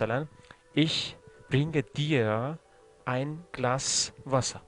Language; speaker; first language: German; non-native, fluent; Persian